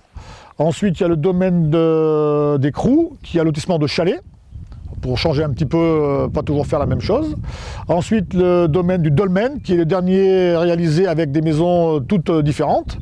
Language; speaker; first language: French; native; French